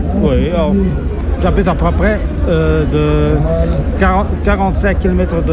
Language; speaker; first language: French; non-native, learner; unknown